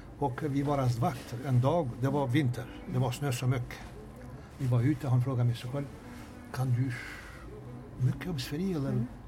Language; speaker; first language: Swedish; non-native, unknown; Albanian